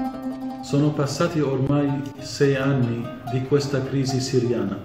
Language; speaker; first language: Italian; non-native, fluent; Arabic